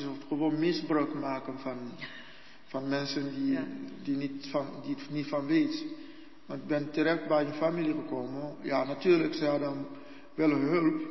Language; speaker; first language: Dutch; non-native, learner; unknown